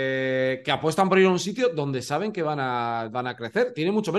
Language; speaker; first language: Spanish; native; Spanish